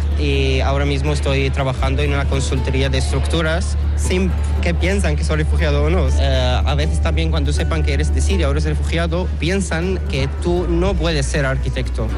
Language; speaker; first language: Spanish; non-native, fluent; Arabic